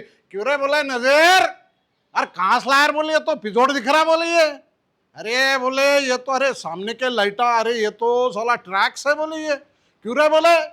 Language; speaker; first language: Hindi; non-native, local second language; Marathi